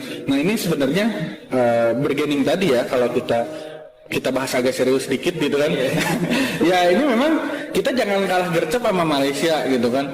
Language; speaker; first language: Indonesian; native; Indonesian